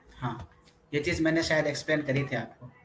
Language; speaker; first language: Hindi; native; Hindi